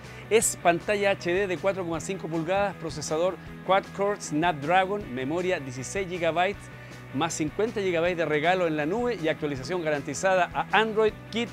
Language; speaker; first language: Spanish; native; Spanish